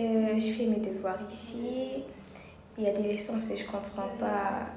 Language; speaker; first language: French; non-native, fluent; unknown